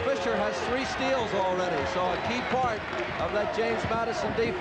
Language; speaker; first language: English; native; English